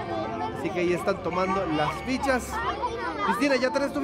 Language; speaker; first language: Spanish; native; Spanish